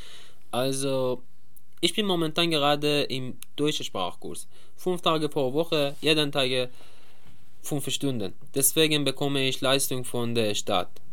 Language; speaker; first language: German; non-native, learner; Persian